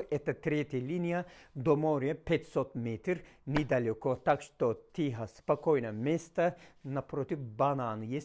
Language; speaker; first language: Russian; non-native, learner; Turkish